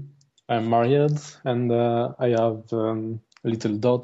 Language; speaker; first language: English; non-native, learner; German